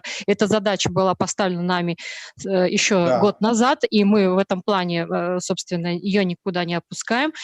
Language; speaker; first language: Russian; native; Russian